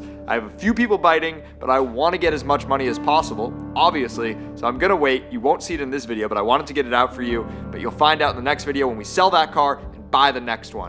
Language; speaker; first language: English; native; English